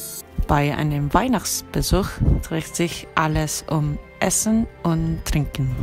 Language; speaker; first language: German; non-native, fluent; Korean